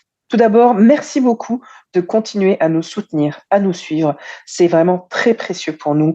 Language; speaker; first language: French; native; French